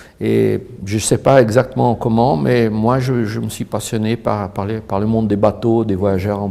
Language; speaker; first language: French; non-native, fluent; Portuguese